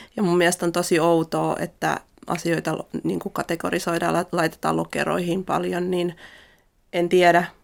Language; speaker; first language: Finnish; early bilingual, other home language; Russian